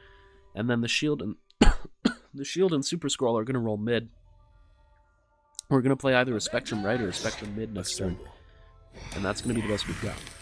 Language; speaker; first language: English; native; English